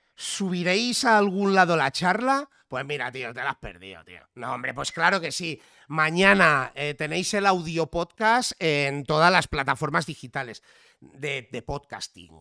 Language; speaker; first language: Spanish; native; Spanish